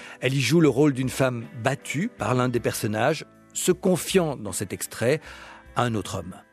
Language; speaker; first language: French; native; French